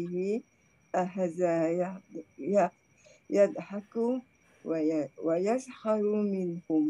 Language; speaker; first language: Arabic; non-native, learner; Indonesian